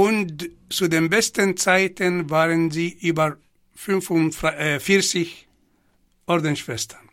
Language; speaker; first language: German; non-native, fluent; Arabic